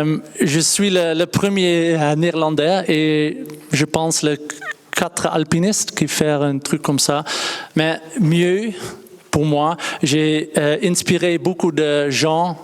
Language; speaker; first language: French; non-native, learner; Dutch